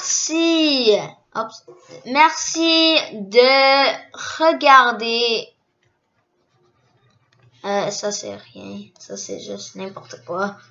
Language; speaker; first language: French; early bilingual, other home language; Korean